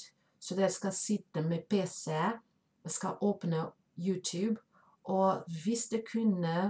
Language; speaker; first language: Norwegian; non-native, fluent; Spanish